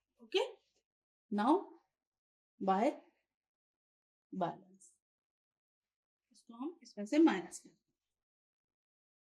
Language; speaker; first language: Hindi; native; Hindi